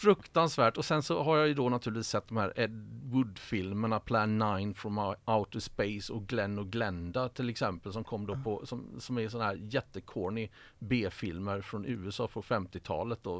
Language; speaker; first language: Swedish; native; Swedish